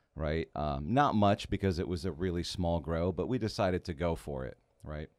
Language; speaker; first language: English; native; English